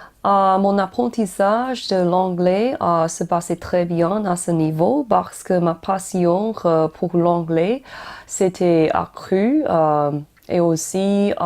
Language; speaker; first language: French; non-native, learner; Chinese